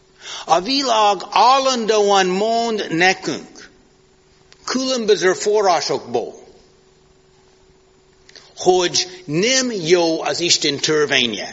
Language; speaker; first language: Hungarian; non-native, fluent; English